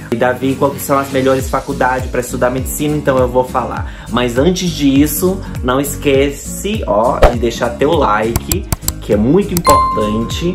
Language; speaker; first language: Portuguese; non-native, fluent; Spanish